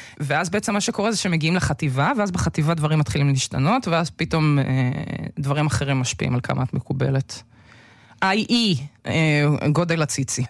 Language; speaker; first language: Hebrew; early bilingual, other home language; Russian